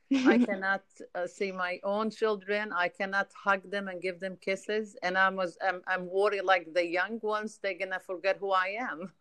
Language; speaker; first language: English; non-native, fluent; Arabic